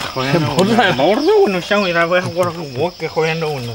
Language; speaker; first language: Chinese; native; Chinese